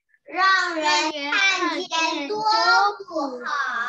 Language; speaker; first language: Chinese; early bilingual, heritage; Chinese